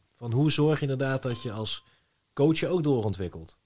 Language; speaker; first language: Dutch; native; Dutch